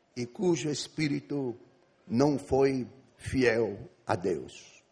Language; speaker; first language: Portuguese; non-native, fluent; Arabic